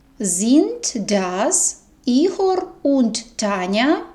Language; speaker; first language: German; non-native, fluent; Ukrainian